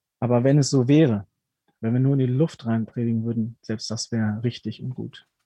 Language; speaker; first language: German; early bilingual, other home language; Spanish